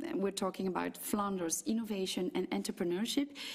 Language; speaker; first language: English; non-native, fluent; Dutch